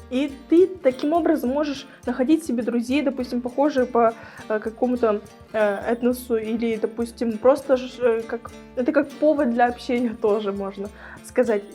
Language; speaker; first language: Russian; native; Russian